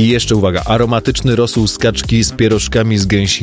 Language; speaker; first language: Polish; native; Polish